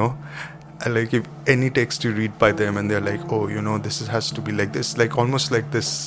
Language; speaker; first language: English; non-native, local second language; Hindi